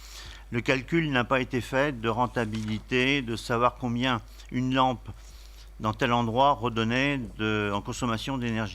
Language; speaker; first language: French; native; French